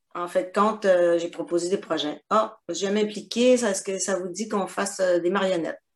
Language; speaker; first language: French; native; French